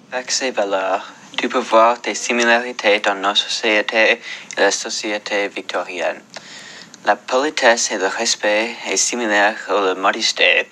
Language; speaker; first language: French; non-native, local second language; English